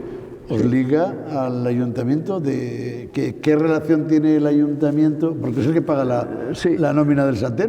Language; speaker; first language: Spanish; native; Spanish